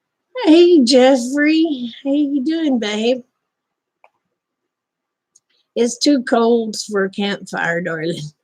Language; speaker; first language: English; native; English